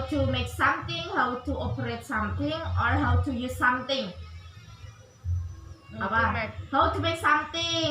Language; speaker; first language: English; non-native, learner; Indonesian